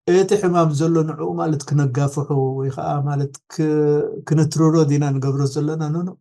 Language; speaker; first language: Tigrinya; non-native, local second language; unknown